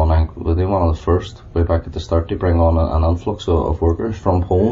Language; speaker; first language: English; native; English